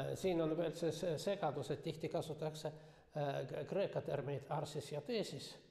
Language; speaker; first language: Estonian; non-native, local second language; Russian